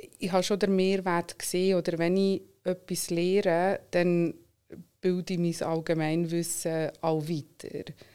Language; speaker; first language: German; early bilingual, other home language; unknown